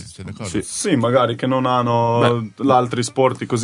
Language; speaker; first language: Italian; non-native, learner; Slovenian